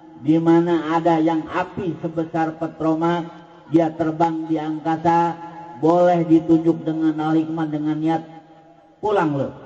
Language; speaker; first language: Indonesian; non-native, local second language; Sundanese